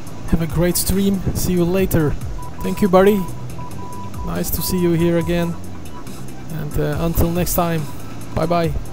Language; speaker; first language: English; non-native, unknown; Turkish